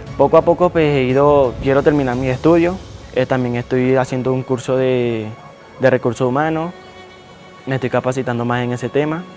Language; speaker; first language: Spanish; native; Spanish